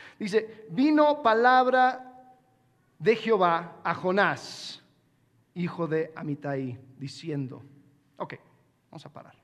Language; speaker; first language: Spanish; non-native, fluent; English